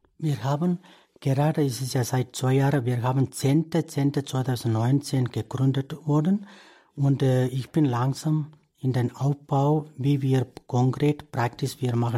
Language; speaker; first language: German; non-native, learner; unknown